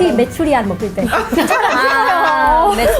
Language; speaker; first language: Korean; non-native, learner; Khmer